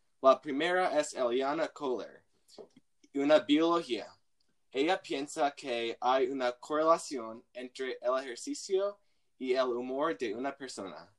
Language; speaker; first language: Spanish; non-native, learner; English